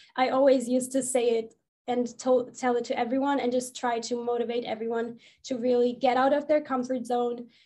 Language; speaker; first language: English; non-native, fluent; German